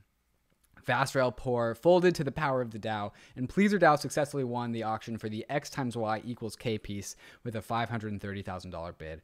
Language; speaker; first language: English; native; English